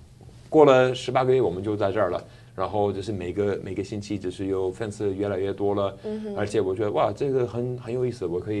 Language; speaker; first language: Chinese; non-native, fluent; English